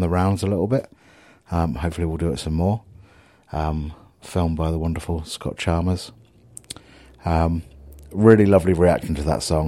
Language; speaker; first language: English; native; English